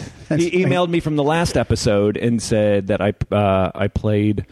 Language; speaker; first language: English; native; English